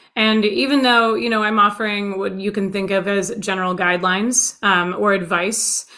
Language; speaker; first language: English; native; English